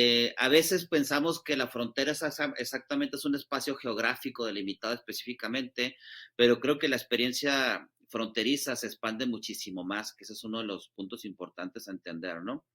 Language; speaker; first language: Spanish; native; Spanish